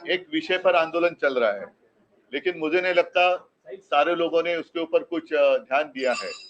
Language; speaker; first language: Hindi; non-native, local second language; Marathi